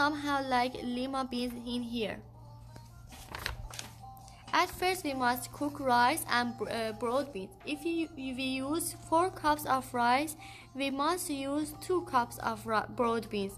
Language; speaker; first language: English; non-native, fluent; Persian